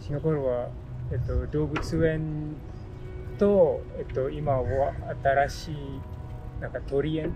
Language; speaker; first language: Japanese; non-native, learner; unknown